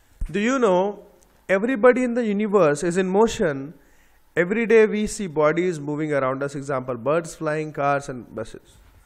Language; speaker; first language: English; non-native, local second language; Bangla